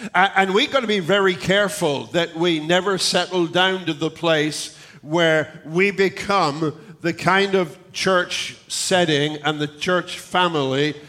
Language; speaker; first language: English; native; English